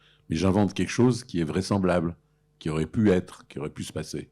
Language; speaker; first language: French; early bilingual, other home language; Arabic